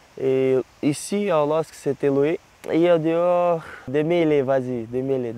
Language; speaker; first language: French; non-native, learner; Portuguese